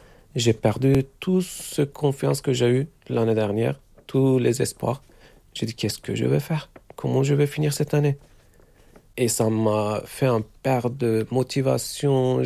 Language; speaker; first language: French; non-native, fluent; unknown